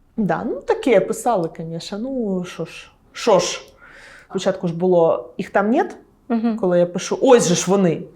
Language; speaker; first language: Ukrainian; non-native, local second language; Russian